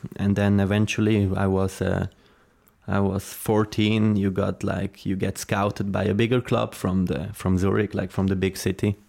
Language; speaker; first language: English; non-native, fluent; Swiss German